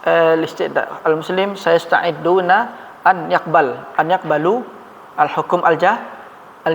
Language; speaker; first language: Arabic; non-native, fluent; Indonesian